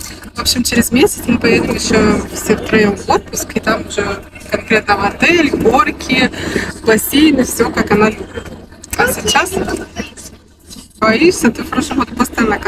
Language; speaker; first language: Russian; native; Russian